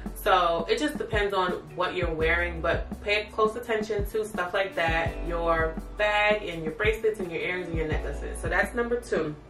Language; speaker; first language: English; native; English